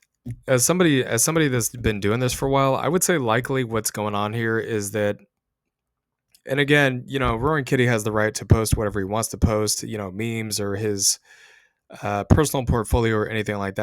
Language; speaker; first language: English; native; English